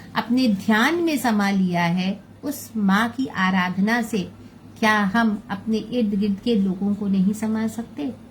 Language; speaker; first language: Hindi; non-native, local second language; Bangla